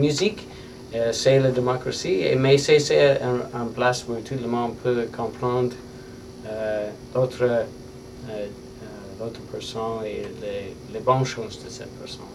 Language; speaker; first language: French; non-native, learner; English